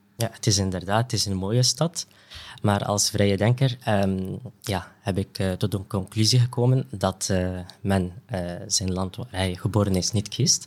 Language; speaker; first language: Dutch; non-native, fluent; Riffian